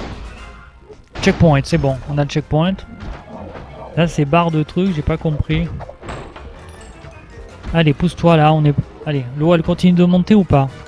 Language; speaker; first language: French; native; French